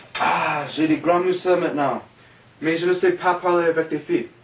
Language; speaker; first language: French; non-native, learner; English